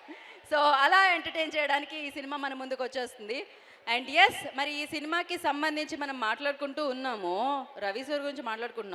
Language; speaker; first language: Telugu; native; Telugu